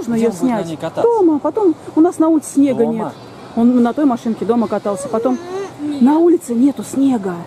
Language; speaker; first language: Russian; native; Russian